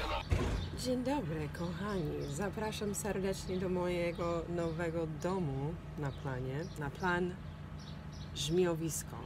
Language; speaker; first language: Polish; non-native, fluent; English